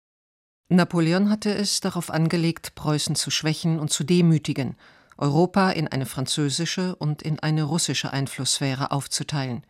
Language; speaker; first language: German; native; German